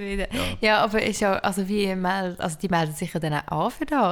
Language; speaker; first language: German; native; German